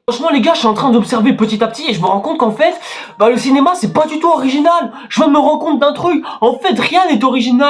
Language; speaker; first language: French; native; French